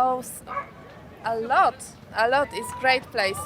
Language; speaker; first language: English; non-native, learner; Polish